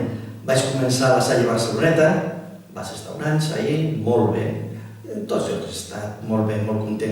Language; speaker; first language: Catalan; non-native, local second language; Spanish